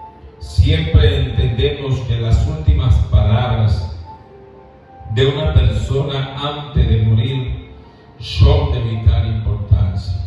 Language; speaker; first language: Spanish; native; Spanish